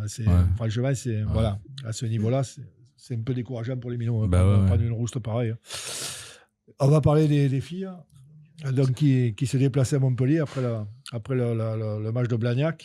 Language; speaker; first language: French; native; French